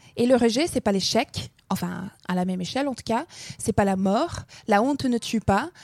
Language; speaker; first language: French; non-native, fluent; English